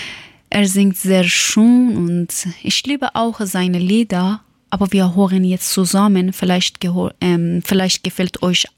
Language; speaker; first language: German; non-native, learner; Persian